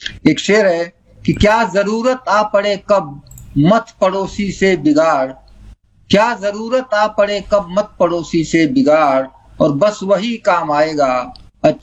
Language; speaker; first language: Hindi; native; Hindi